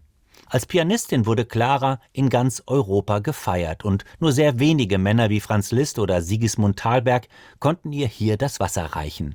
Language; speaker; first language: German; native; German